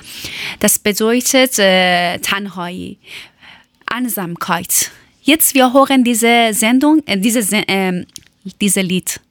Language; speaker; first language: German; non-native, learner; Persian